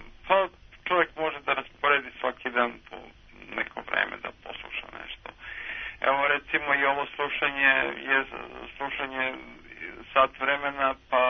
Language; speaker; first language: Serbian; native; Serbian